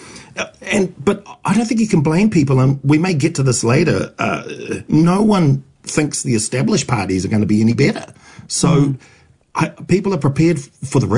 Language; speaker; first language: English; native; English